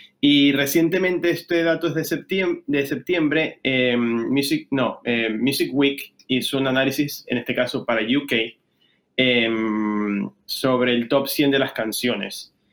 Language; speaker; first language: Spanish; native; Spanish